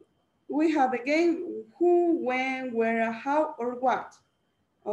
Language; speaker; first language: English; non-native, learner; Spanish